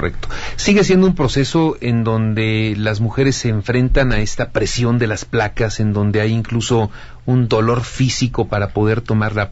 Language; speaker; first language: Spanish; native; Spanish